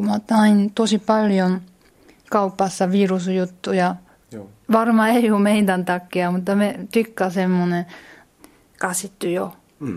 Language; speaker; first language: Finnish; non-native, learner; Korean